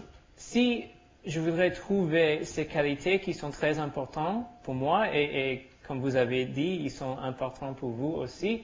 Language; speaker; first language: French; non-native, learner; English